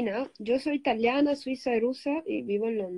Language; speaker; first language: Spanish; non-native, fluent; Italian